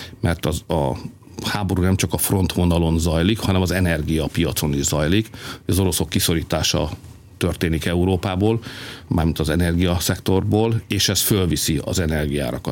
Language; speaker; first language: Hungarian; native; Hungarian